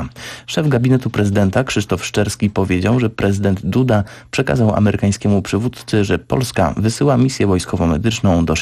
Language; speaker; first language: Polish; native; Polish